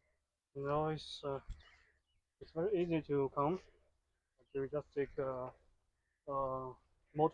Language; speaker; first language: English; non-native, fluent; Chinese